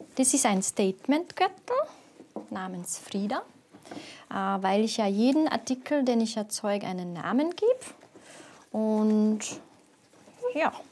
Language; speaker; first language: German; non-native, fluent; Latvian